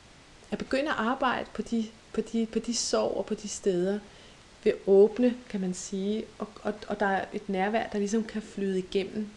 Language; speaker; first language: Danish; native; Danish